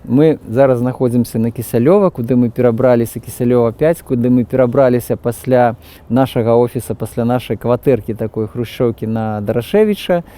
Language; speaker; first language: Belarusian; native; Belarusian